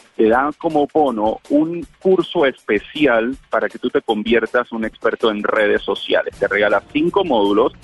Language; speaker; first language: Spanish; native; Spanish